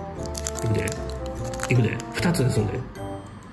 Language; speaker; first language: Japanese; native; Japanese